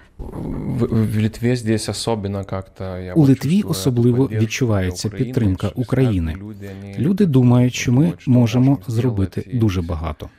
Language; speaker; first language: Ukrainian; non-native, fluent; Lithuanian